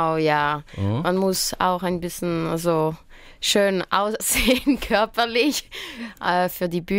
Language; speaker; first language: German; non-native, fluent; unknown